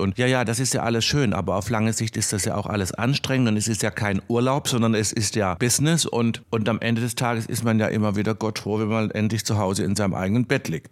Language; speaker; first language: German; native; German